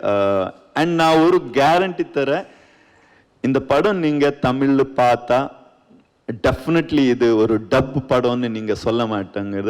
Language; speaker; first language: Tamil; non-native, learner; Kannada